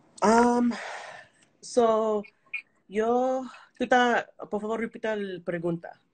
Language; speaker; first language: Spanish; early bilingual, heritage; Spanish